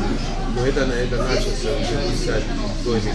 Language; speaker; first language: Russian; non-native, fluent; Estonian